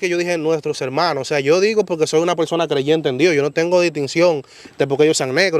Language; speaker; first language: Spanish; native; Spanish